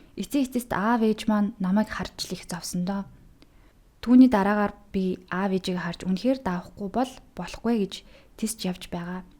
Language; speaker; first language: Mongolian; native; Mongolian